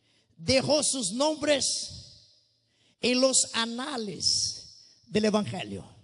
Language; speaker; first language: Spanish; non-native, fluent; Portuguese